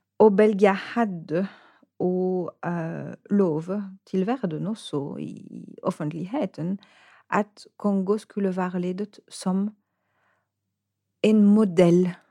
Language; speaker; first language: Norwegian; non-native, fluent; French